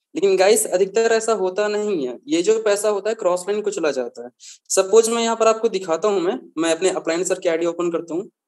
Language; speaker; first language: Hindi; native; Hindi